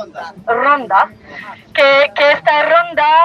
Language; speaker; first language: Spanish; non-native, learner; French